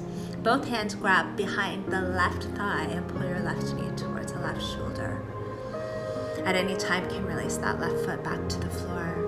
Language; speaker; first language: English; native; English